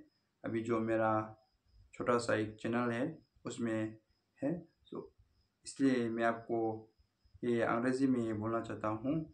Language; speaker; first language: Hindi; non-native, local second language; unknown